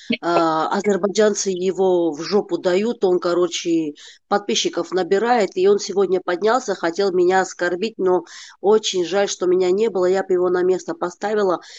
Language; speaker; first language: Russian; non-native, fluent; Armenian